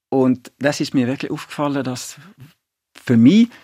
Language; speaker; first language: German; non-native, fluent; Swedish